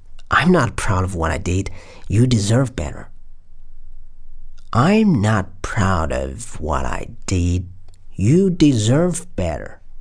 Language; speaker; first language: English; non-native, fluent; Chinese